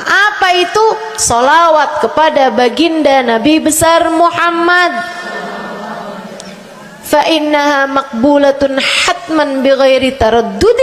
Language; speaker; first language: Indonesian; native; Indonesian